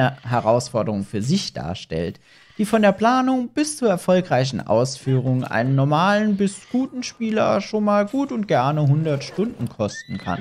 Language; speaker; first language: German; native; German